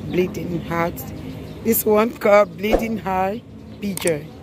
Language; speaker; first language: English; non-native, learner; French